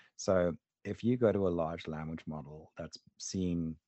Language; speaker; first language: English; native; English